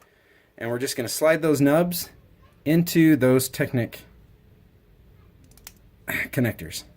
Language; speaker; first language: English; native; English